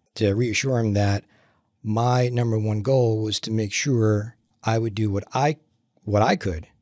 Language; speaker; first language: English; native; English